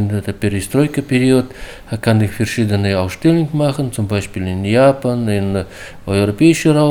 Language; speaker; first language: German; non-native, learner; Russian